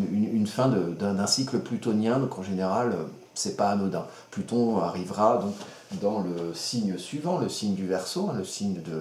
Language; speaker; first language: French; native; French